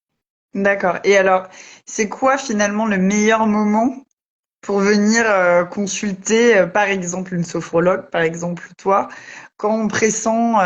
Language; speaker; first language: French; native; French